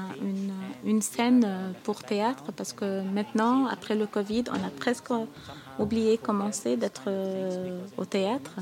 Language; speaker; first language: French; non-native, fluent; Arabic